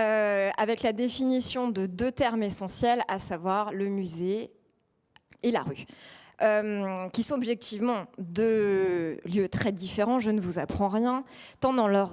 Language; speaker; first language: French; native; French